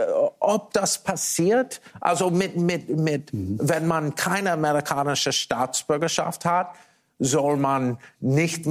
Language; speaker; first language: German; non-native, fluent; English